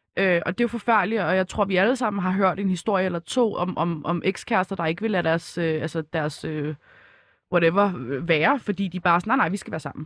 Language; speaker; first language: Danish; early bilingual, other home language; Kurdish